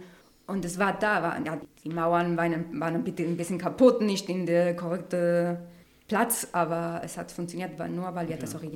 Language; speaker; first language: German; non-native, learner; Spanish